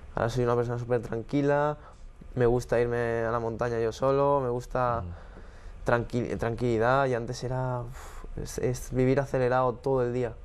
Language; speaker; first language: Spanish; native; Spanish